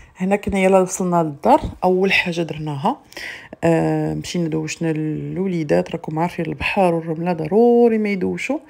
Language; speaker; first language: Arabic; native; Arabic